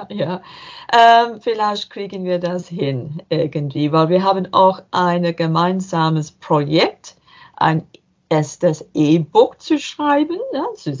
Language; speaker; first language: German; non-native, learner; English